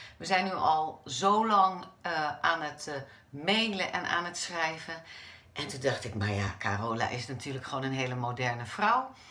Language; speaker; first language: Dutch; native; Dutch